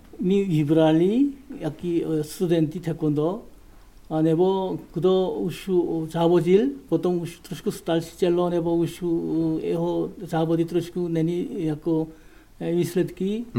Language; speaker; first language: Czech; non-native, learner; Korean